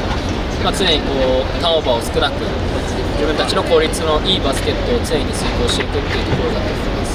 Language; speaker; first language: Japanese; native; Japanese